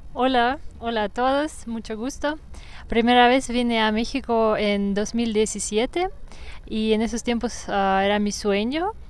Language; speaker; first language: Spanish; non-native, fluent; Russian